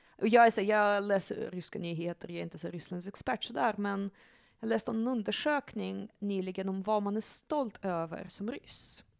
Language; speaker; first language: Swedish; early bilingual, other home language; Russian